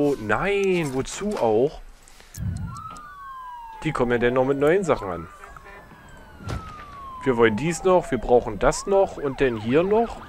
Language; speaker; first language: German; native; German